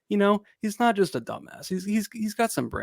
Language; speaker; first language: English; native; English